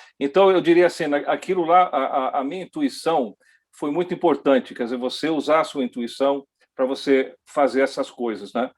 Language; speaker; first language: Portuguese; early bilingual, other home language; Dutch